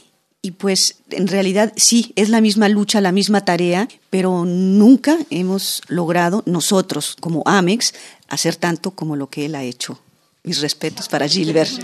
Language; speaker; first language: Spanish; native; Spanish